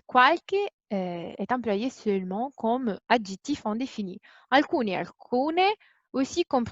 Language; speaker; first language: French; non-native, fluent; Italian